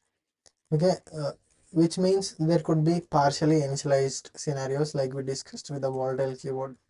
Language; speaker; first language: English; non-native, fluent; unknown